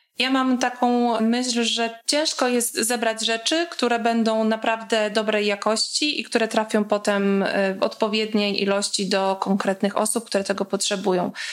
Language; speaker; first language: Polish; native; Polish